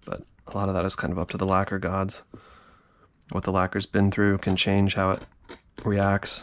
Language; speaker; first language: English; native; English